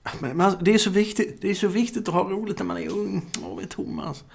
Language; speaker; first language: Swedish; native; Swedish